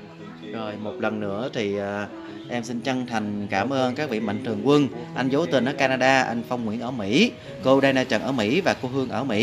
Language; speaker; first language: Vietnamese; native; Vietnamese